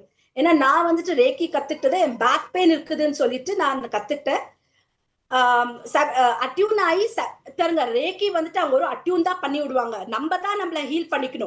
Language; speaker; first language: Tamil; native; Tamil